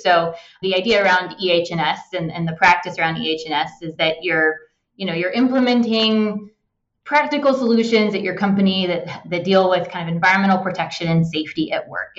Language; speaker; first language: English; native; English